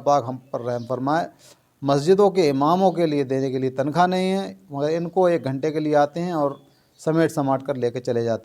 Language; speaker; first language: Urdu; native; Urdu